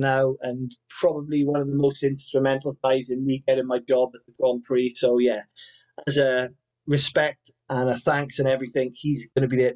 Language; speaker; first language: English; native; English